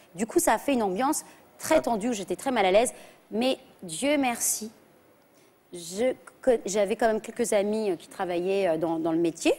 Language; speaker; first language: French; early bilingual, other home language; English